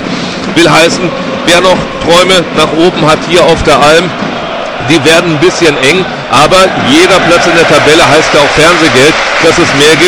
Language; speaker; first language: German; native; German